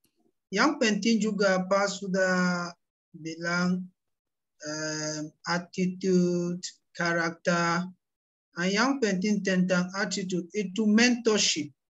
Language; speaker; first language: Indonesian; non-native, learner; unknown